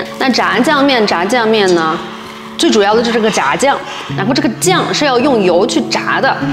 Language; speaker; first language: Chinese; native; Chinese